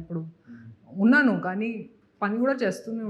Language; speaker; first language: Telugu; non-native, local second language; Hindi